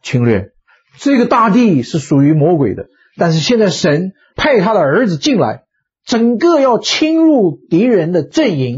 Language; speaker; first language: Chinese; native; Chinese